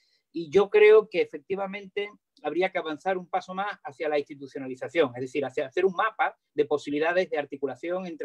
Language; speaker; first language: Spanish; native; Spanish